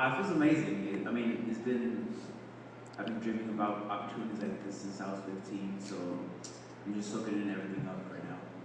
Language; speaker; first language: English; native; English